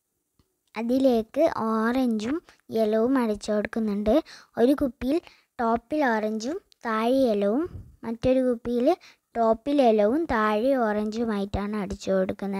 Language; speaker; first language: Malayalam; native; Malayalam